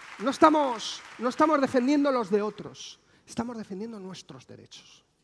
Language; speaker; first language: Spanish; native; Spanish